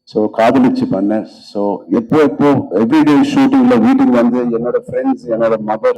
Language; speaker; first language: Tamil; non-native, local second language; Telugu